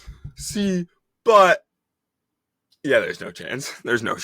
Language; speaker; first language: English; native; English